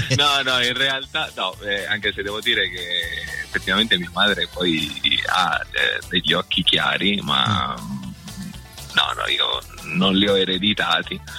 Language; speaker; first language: Italian; early bilingual, other home language; Spanish